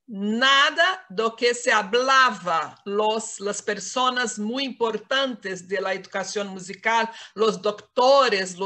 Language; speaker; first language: Spanish; non-native, fluent; Portuguese